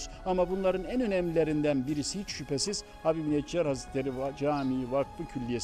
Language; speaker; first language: Turkish; native; Turkish